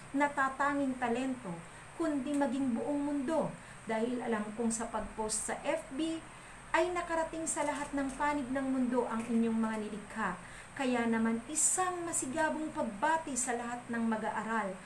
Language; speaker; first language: Filipino; non-native, local second language; Bikol